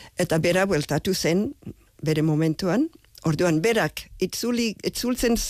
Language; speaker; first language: Basque; early bilingual, other home language; English